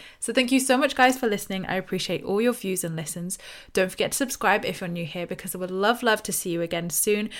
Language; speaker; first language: English; native; English